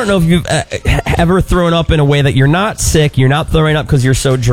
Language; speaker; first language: English; native; English